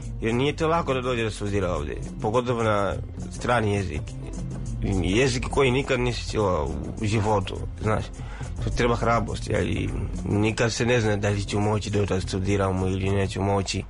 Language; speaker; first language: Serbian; non-native, fluent; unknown